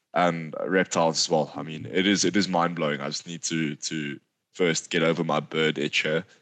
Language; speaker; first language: English; native; English